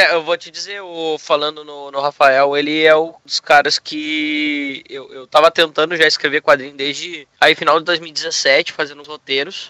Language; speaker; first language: Portuguese; native; Portuguese